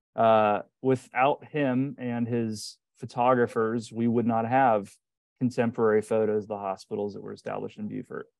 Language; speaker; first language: English; native; English